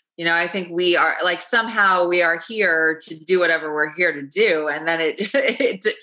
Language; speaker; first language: English; native; English